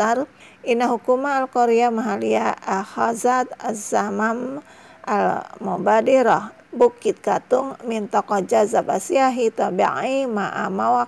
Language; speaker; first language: Arabic; non-native, fluent; Indonesian